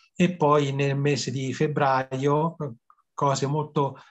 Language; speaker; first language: Italian; native; Italian